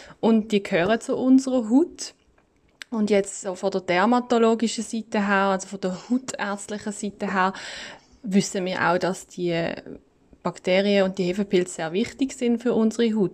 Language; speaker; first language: German; native; German